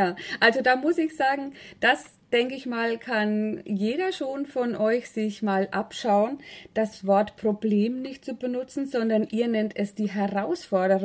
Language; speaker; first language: German; native; German